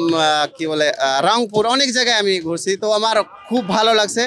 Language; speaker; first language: Bangla; non-native, fluent; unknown